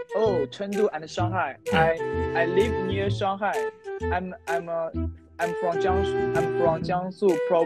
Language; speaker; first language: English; non-native, learner; Chinese